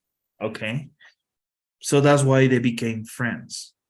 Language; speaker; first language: English; non-native, fluent; Spanish